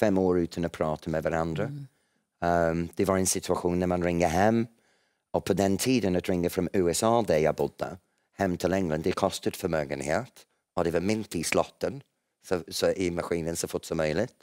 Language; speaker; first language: Swedish; non-native, fluent; English